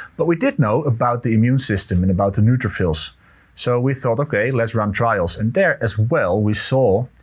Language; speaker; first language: English; non-native, fluent; Dutch